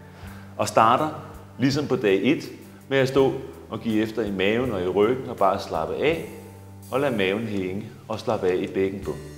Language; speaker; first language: Danish; native; Danish